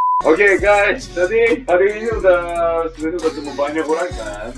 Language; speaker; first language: Indonesian; non-native, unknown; Korean